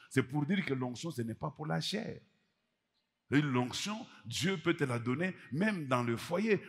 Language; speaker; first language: French; native; French